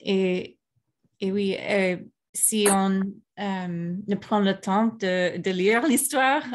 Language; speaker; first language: French; non-native, fluent; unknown